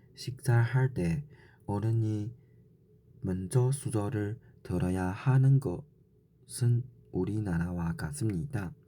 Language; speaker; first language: Korean; non-native, learner; Chinese